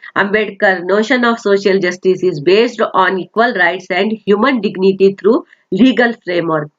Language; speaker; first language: English; non-native, local second language; Kannada